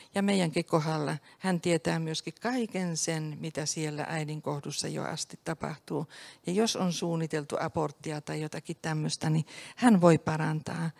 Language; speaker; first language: Finnish; native; Finnish